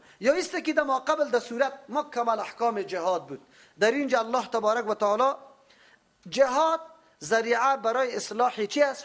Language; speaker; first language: Persian; native; Persian